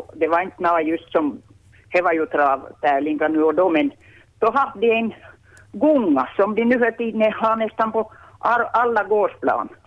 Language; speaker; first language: Swedish; native; Swedish